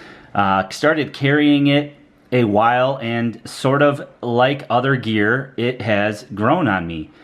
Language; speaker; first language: English; native; English